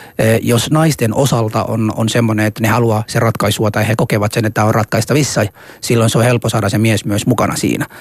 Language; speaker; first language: Finnish; early bilingual, other home language; Somali